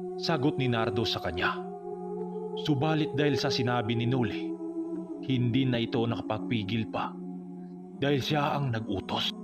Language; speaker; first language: Filipino; non-native, local second language; Cebuano